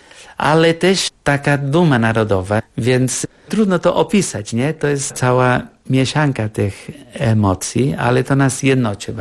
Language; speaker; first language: Polish; non-native, fluent; Catalan